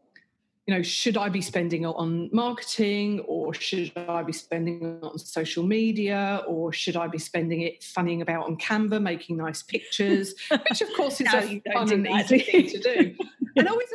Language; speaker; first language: English; native; English